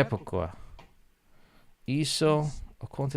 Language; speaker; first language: Portuguese; non-native, learner; English